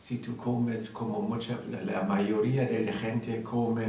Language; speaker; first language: Spanish; non-native, learner; German